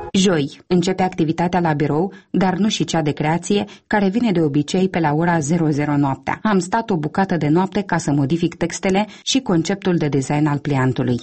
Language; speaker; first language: Romanian; native; Romanian